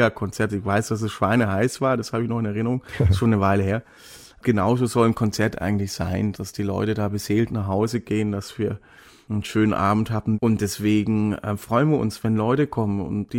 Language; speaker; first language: German; native; German